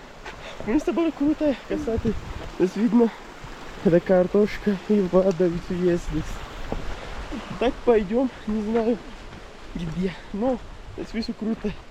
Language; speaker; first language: Russian; non-native, learner; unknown